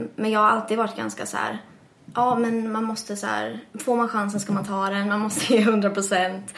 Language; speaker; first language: Swedish; early bilingual, other home language; English